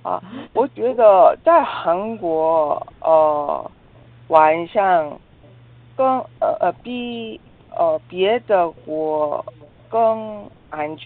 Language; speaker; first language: Chinese; non-native, learner; Korean